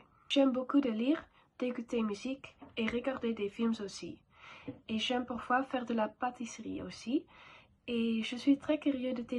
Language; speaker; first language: French; non-native, learner; Dutch